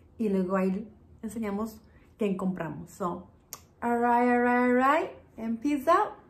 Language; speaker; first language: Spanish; early bilingual, heritage; Spanish